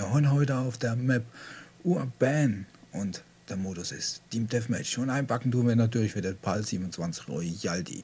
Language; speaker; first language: German; native; German